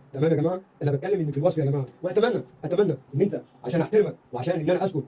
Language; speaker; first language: Arabic; native; Arabic